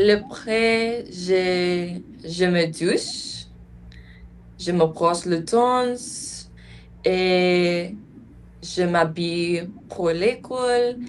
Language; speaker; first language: French; non-native, learner; English